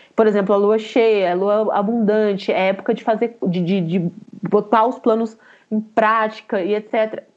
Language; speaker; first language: Portuguese; native; Portuguese